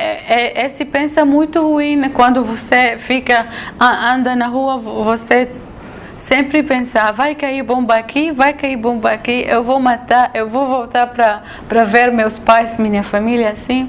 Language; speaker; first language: Portuguese; non-native, learner; Arabic